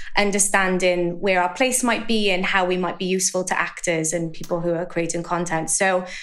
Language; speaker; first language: English; native; English